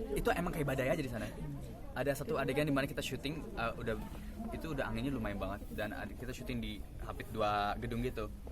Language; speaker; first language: Indonesian; native; Indonesian